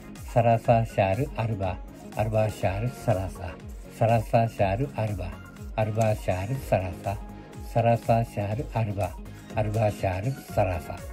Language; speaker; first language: Arabic; non-native, learner; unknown